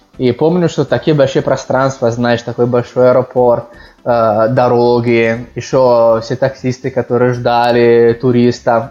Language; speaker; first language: Russian; non-native, fluent; Italian